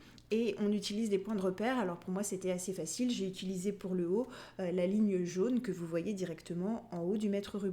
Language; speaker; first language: French; native; French